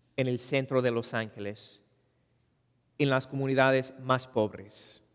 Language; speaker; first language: Spanish; non-native, fluent; English